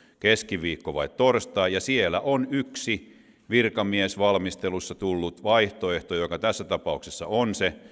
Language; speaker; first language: Finnish; native; Finnish